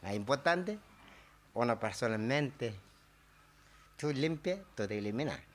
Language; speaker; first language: Spanish; non-native, learner; Tibetan